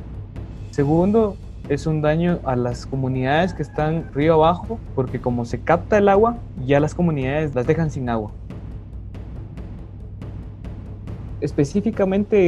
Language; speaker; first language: Spanish; native; Spanish